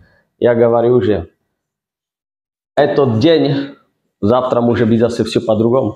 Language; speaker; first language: Russian; non-native, fluent; Czech